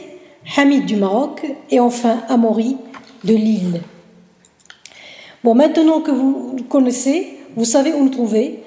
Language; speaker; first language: French; non-native, local second language; Arabic